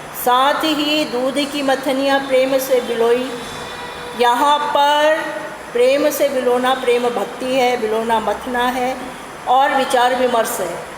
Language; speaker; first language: Hindi; native; Hindi